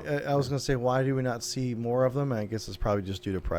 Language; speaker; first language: English; native; English